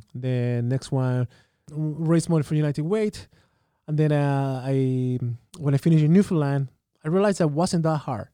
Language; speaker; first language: English; non-native, fluent; Spanish